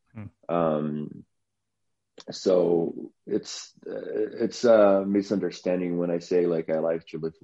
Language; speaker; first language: English; non-native, fluent; Portuguese